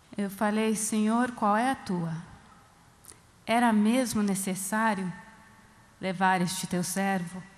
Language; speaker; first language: Portuguese; non-native, fluent; English